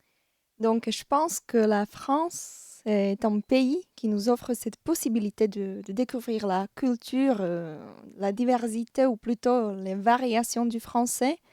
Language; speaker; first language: French; non-native, fluent; Slovak